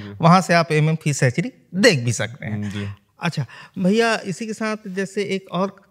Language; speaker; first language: Hindi; native; Hindi